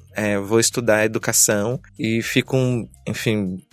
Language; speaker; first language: Portuguese; native; Portuguese